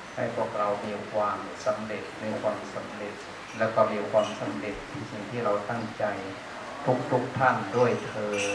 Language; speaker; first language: Thai; native; Thai